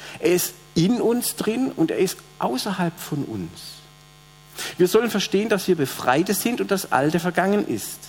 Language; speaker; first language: German; native; German